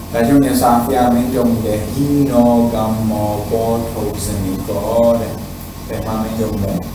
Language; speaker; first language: Burmese; non-native, fluent; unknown